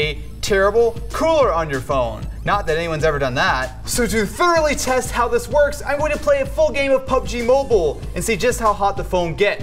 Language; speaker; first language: English; native; English